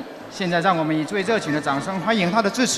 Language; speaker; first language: Chinese; native; Chinese